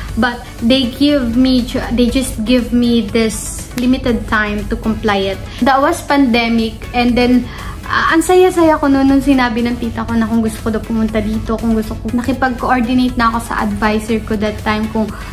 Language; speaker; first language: Filipino; non-native, local second language; Bikol